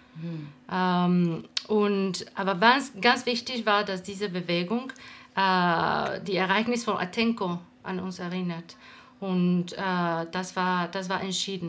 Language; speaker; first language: German; non-native, fluent; Spanish